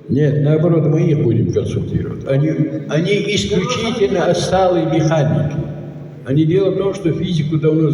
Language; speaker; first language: Russian; non-native, fluent; Georgian